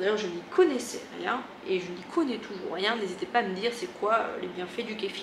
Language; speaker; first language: French; native; French